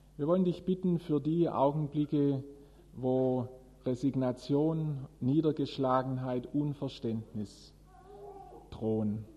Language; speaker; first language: German; native; German